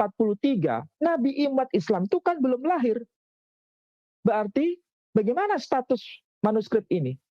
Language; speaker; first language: Indonesian; native; Indonesian